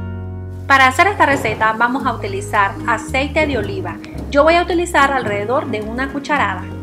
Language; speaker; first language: Spanish; native; Spanish